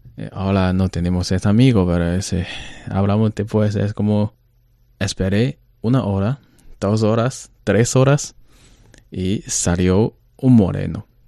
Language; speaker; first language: Spanish; non-native, learner; Chinese